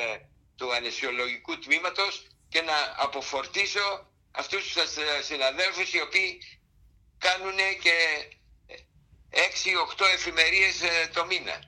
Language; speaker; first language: Greek; native; Greek